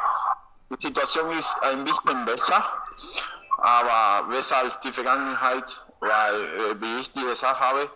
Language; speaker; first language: German; non-native, learner; Spanish